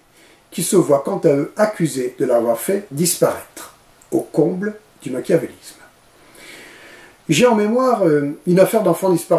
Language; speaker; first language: French; native; French